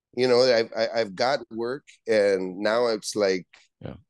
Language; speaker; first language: English; native; English